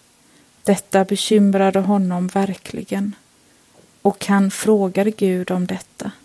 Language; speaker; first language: Swedish; native; Swedish